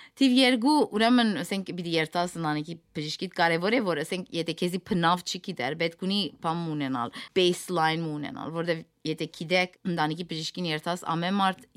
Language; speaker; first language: Armenian; early bilingual, heritage; Armenian